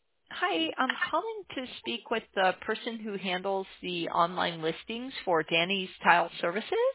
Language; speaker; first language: English; native; English